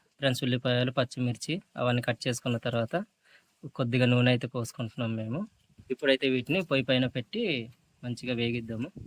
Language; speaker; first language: Telugu; non-native, local second language; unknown